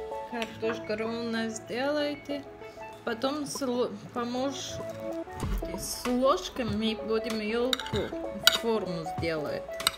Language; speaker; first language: Russian; non-native, learner; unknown